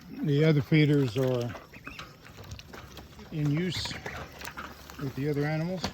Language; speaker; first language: English; native; English